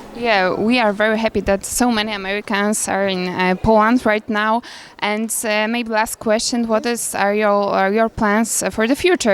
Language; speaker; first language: English; non-native, learner; Polish